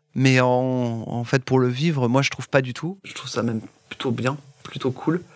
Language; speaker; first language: French; native; French